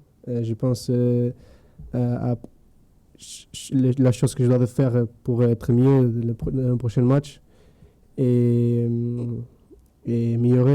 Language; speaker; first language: French; non-native, fluent; Spanish